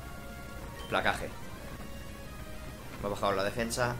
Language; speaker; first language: Spanish; native; Spanish